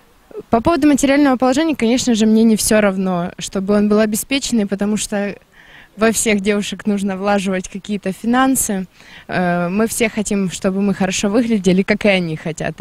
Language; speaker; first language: Russian; non-native, local second language; Ukrainian